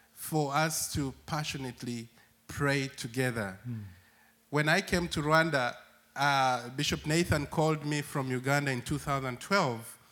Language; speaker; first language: English; non-native, local second language; Acoli